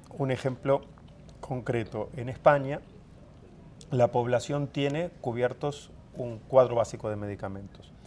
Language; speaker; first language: Spanish; native; Spanish